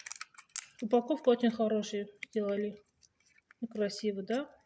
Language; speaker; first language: Russian; non-native, local second language; Armenian